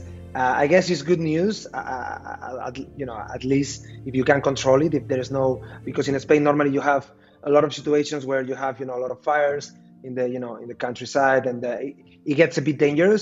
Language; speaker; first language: English; non-native, fluent; Spanish